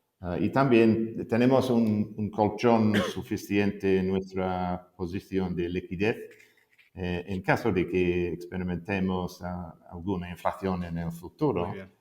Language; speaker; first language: Spanish; non-native, fluent; English